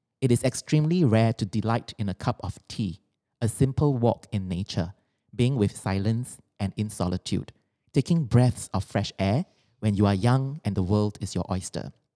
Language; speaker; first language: English; non-native, local second language; Chinese